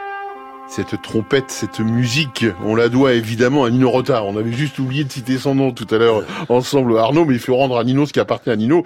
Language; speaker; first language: French; native; French